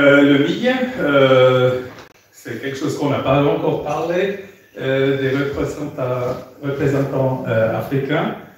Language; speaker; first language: French; non-native, fluent; German